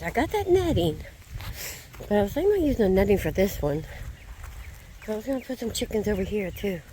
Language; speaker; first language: English; native; English